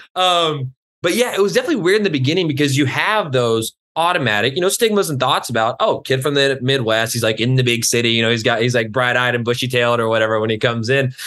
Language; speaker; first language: English; native; English